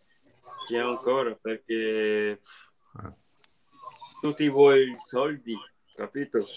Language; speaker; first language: Italian; non-native, learner; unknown